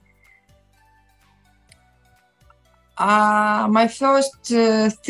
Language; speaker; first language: English; non-native, learner; Russian